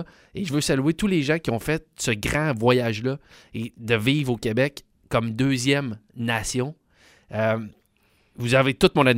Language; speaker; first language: French; native; French